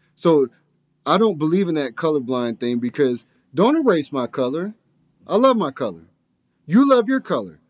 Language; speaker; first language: English; native; English